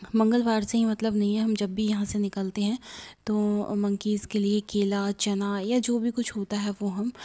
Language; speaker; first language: Hindi; native; Hindi